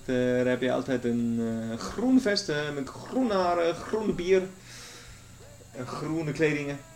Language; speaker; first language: Dutch; non-native, learner; German